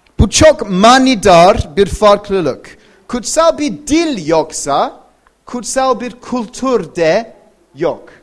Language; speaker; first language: Turkish; non-native, fluent; English